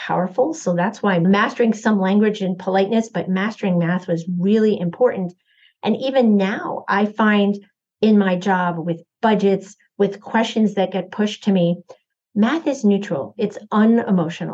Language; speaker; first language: English; native; English